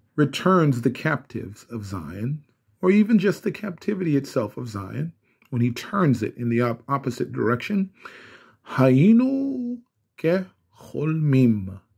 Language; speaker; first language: English; native; English